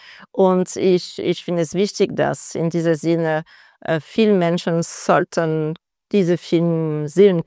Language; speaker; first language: German; non-native, fluent; French